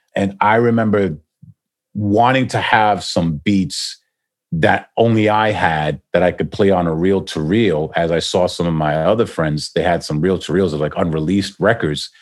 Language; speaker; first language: English; native; English